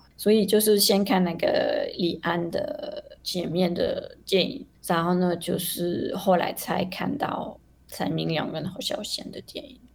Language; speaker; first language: Chinese; non-native, fluent; French